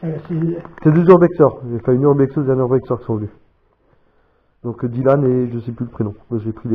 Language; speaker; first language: French; native; French